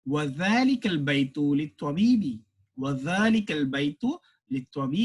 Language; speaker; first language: Arabic; non-native, fluent; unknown